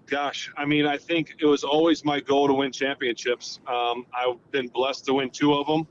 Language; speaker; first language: English; native; English